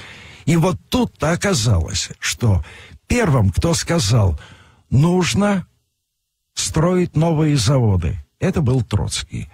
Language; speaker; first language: Russian; native; Russian